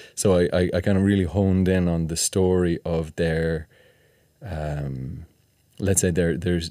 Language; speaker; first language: English; native; English